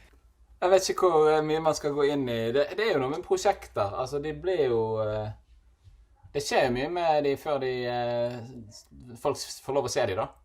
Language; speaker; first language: Norwegian; native; Norwegian